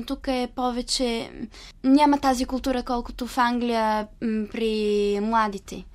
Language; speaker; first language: Bulgarian; early bilingual, heritage; Italian